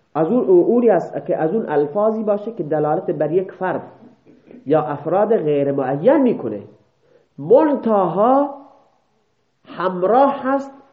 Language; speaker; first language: Persian; non-native, local second language; Baluchi